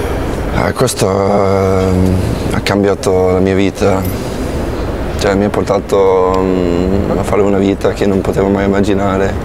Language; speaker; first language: Italian; non-native, fluent; English